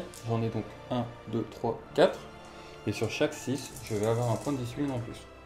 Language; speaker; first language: French; native; French